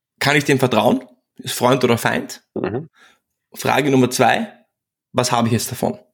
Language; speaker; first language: German; early bilingual, other home language; Czech